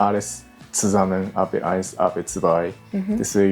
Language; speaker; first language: German; non-native, learner; Japanese